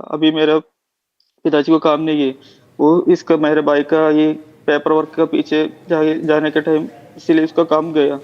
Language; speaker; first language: Hindi; non-native, local second language; Malayalam